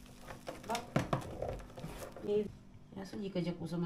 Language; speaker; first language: Turkish; non-native, learner; Filipino